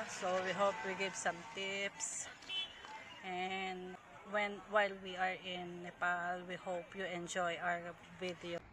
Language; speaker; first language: English; non-native, local second language; Filipino